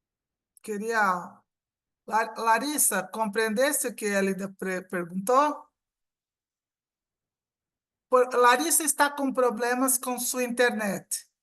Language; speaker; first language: Portuguese; non-native, fluent; Spanish